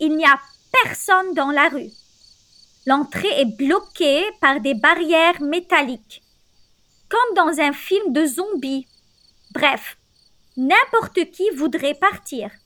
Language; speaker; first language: French; non-native, local second language; Arabic